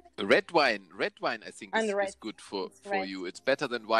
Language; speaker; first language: English; non-native, fluent; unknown